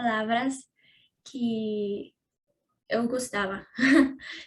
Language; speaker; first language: Portuguese; non-native, learner; Spanish